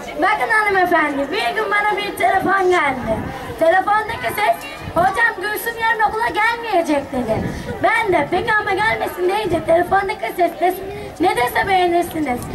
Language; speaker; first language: Turkish; native; Turkish